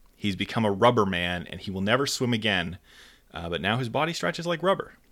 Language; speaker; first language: English; native; English